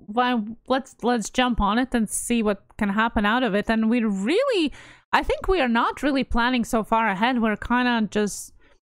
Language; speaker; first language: English; non-native, fluent; Latvian